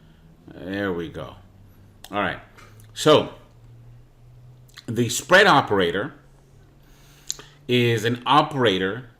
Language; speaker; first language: English; native; English